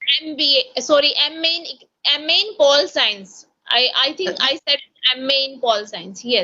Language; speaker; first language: English; non-native, local second language; Hindi